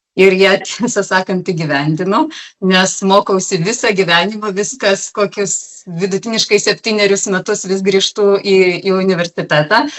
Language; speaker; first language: Lithuanian; non-native, local second language; Polish